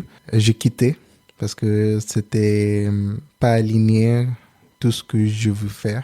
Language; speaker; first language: French; non-native, learner; Telugu